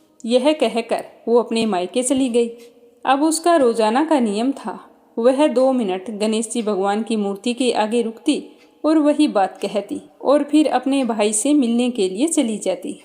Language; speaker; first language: Hindi; native; Hindi